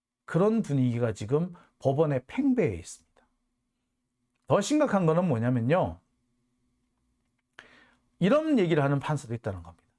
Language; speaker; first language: Korean; native; Korean